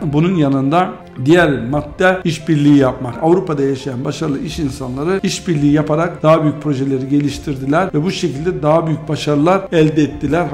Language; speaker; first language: Turkish; early bilingual, heritage; Turkish